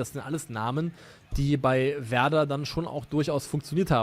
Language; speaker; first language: German; native; German